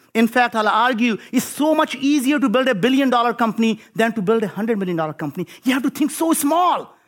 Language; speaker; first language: English; non-native, local second language; Hindi